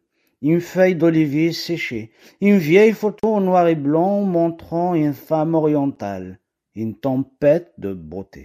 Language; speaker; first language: French; non-native, local second language; Kabyle